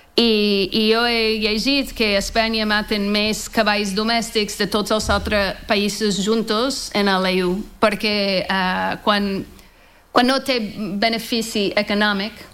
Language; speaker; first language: Catalan; non-native, learner; English